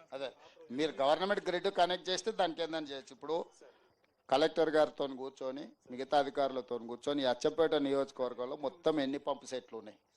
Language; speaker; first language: Telugu; native; Telugu